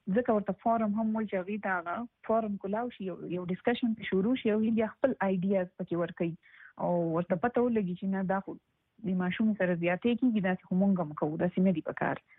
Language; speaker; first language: Pashto; native; Pashto